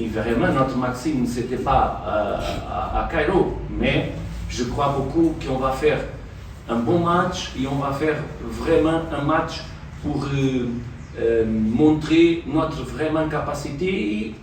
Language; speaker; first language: French; non-native, fluent; Portuguese